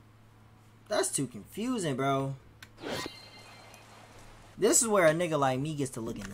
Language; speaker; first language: English; native; English